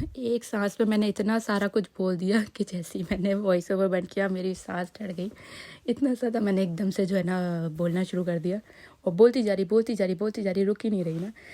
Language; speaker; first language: Urdu; native; Urdu